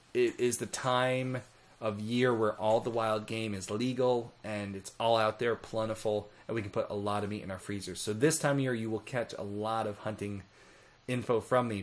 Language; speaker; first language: English; native; English